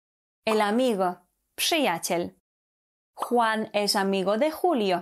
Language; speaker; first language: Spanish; non-native, fluent; Polish